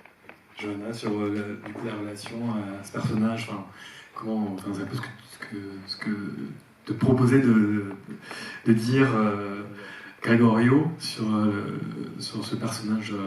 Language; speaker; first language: French; native; French